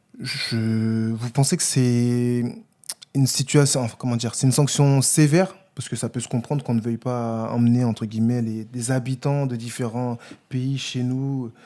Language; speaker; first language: French; native; French